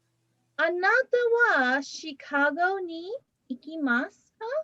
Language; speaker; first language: Japanese; non-native, fluent; English